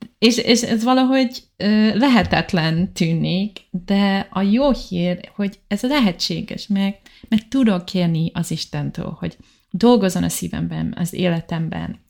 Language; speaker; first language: Hungarian; non-native, learner; English